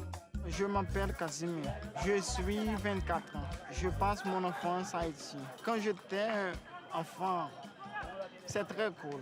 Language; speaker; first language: French; non-native, local second language; Haitian Creole